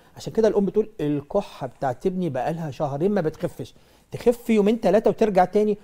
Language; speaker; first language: Egyptian Arabic; native; Egyptian Arabic